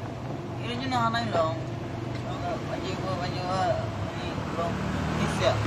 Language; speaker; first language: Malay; non-native, learner; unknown